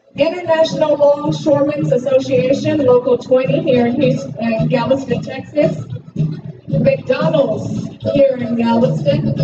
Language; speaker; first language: English; native; English